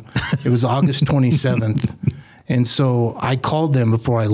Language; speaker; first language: English; native; English